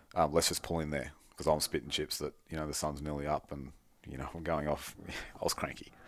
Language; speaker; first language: English; native; English